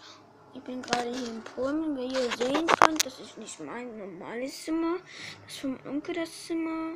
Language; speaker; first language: German; early bilingual, other home language; Polish